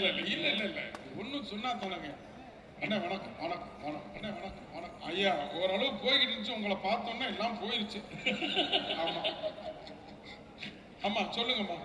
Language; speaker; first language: Tamil; native; Tamil